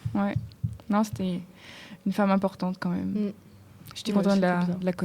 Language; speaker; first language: French; native; French